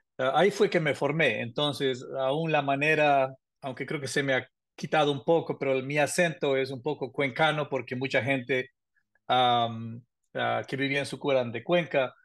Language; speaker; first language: Spanish; native; Spanish